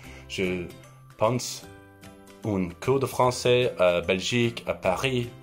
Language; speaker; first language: French; non-native, learner; Turkish